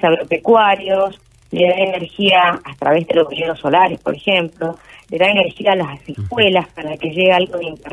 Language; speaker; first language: Spanish; native; Spanish